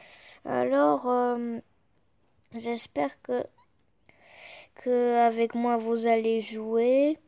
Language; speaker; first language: French; early bilingual, other home language; Polish